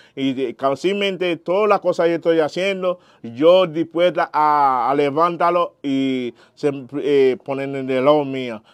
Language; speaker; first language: Spanish; non-native, learner; Haitian Creole